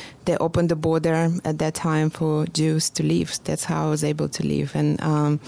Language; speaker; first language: English; non-native, fluent; Russian